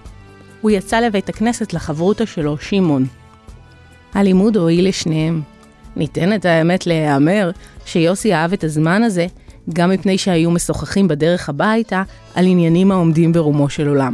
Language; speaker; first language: Hebrew; native; Hebrew